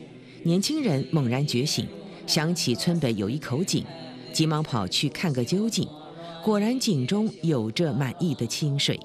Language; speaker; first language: Chinese; native; Chinese